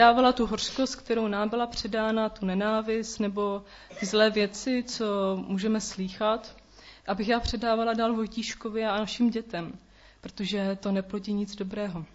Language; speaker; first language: Czech; native; Czech